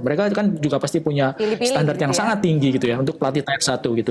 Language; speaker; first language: Indonesian; native; Indonesian